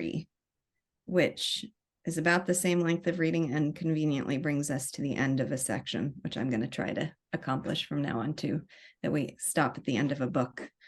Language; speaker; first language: English; native; English